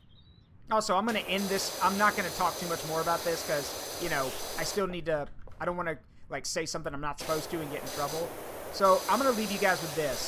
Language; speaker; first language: English; native; English